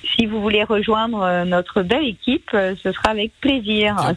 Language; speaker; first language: French; native; French